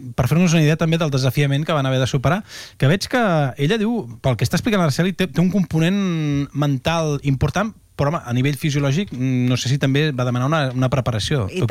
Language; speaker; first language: Catalan; native; Catalan